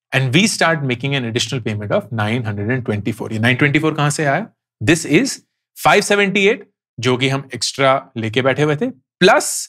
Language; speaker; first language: Hindi; native; Hindi